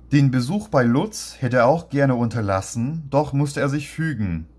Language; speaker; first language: German; non-native, fluent; English